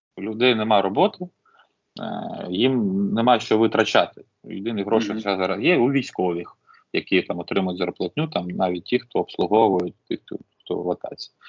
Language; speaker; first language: Ukrainian; non-native, local second language; Russian